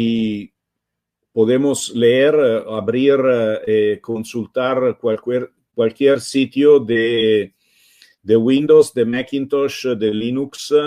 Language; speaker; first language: Spanish; non-native, fluent; Italian